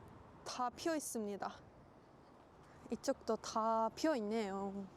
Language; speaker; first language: Korean; non-native, fluent; Japanese